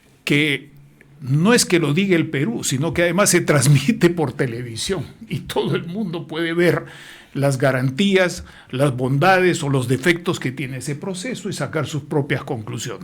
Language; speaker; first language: Spanish; native; Spanish